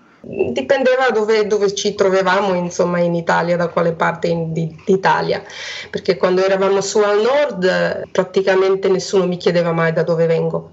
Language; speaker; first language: Italian; non-native, fluent; Hungarian